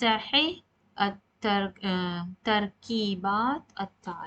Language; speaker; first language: Arabic; non-native, fluent; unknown